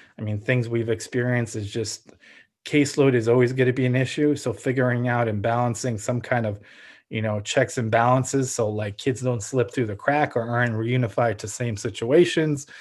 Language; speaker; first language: English; early bilingual, other home language; Ukrainian